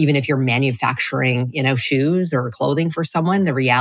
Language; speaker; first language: English; native; English